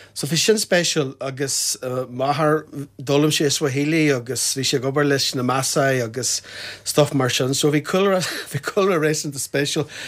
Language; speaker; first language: Irish; non-native, local second language; English